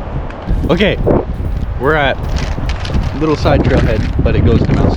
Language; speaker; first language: English; native; English